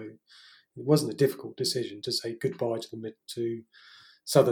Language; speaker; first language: English; native; English